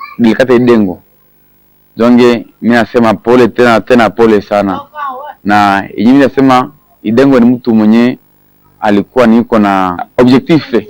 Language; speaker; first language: Swahili; native; Swahili